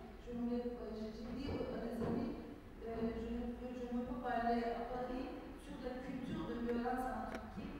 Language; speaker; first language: French; non-native, fluent; Turkish